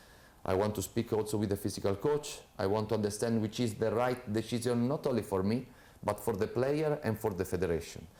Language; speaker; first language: English; non-native, fluent; Italian